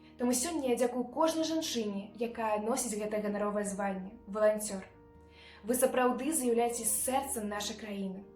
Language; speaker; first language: Belarusian; non-native, local second language; Russian